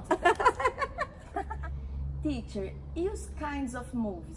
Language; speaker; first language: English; non-native, learner; Portuguese